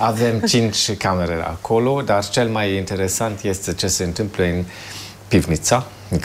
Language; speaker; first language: Romanian; non-native, fluent; German